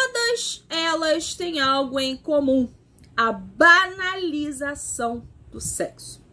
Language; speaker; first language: Portuguese; native; Portuguese